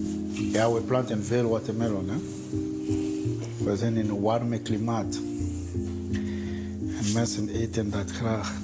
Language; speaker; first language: Dutch; non-native, fluent; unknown